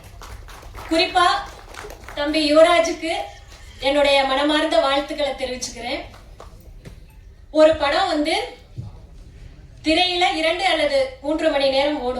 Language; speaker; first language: Tamil; native; Tamil